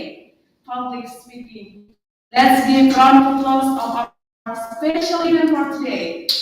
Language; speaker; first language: English; non-native, fluent; Indonesian